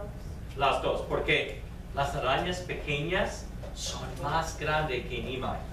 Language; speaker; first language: Spanish; non-native, fluent; English